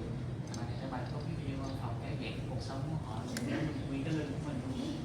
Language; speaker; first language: Vietnamese; native; Vietnamese